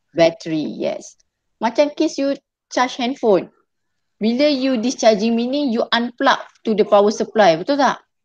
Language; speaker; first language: English; non-native, local second language; Malay